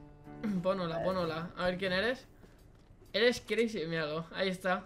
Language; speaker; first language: Spanish; native; Spanish